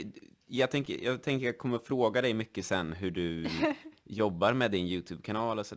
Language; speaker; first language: Swedish; native; Swedish